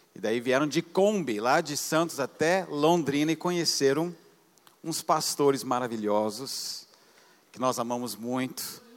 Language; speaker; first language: Portuguese; native; Portuguese